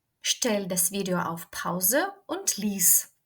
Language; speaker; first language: German; non-native, fluent; Ukrainian